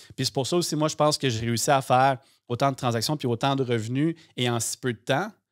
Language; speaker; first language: French; native; French